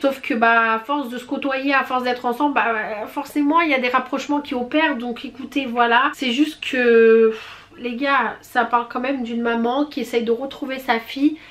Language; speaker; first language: French; early bilingual, other home language; Portuguese